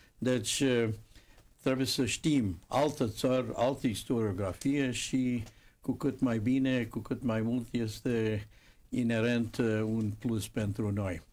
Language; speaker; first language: Romanian; non-native, fluent; English